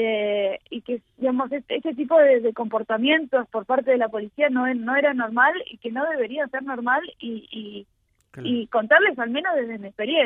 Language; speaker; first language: Spanish; native; Spanish